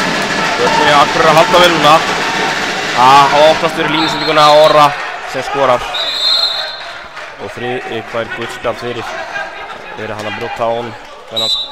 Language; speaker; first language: Icelandic; native; Icelandic